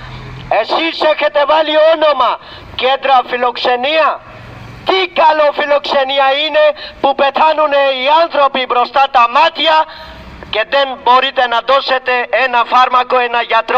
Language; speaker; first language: Greek; non-native, learner; Urdu